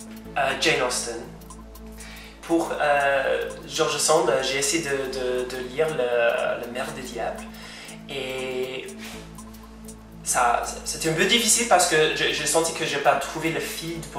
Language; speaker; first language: French; non-native, fluent; English